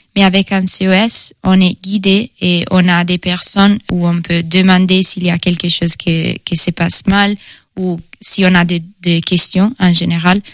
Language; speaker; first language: French; non-native, fluent; Italian